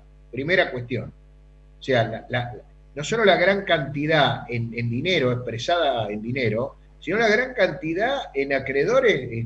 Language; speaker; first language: Spanish; native; Spanish